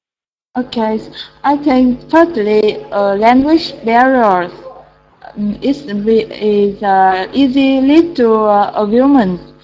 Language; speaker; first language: English; non-native, learner; Vietnamese